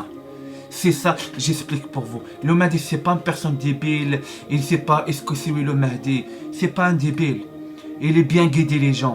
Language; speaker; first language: French; non-native, learner; Arabic